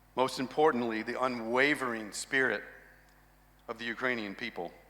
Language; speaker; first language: English; native; English